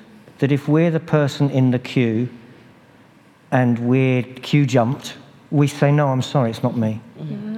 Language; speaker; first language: English; native; English